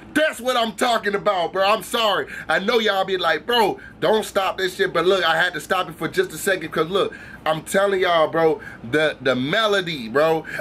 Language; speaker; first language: English; native; English